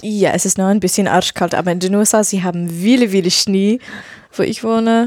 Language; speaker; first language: German; non-native, learner; English